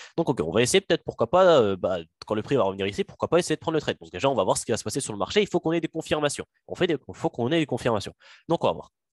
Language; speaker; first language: French; native; French